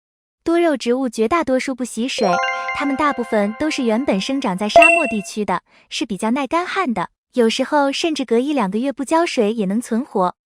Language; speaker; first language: Chinese; native; Chinese